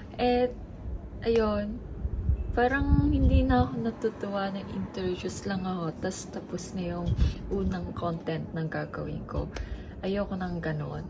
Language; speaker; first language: Filipino; early bilingual, heritage; Japanese